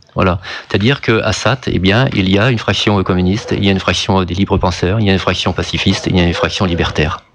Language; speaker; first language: French; native; French